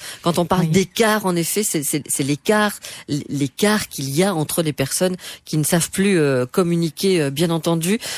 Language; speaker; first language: French; native; French